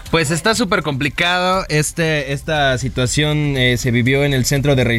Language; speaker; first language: Spanish; native; Spanish